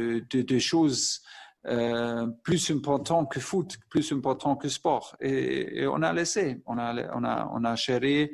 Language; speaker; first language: French; non-native, fluent; German